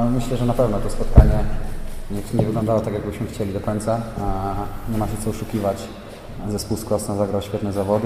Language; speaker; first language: Polish; native; Polish